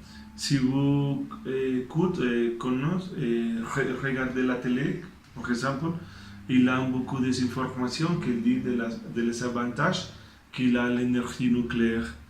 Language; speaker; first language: French; non-native, learner; Spanish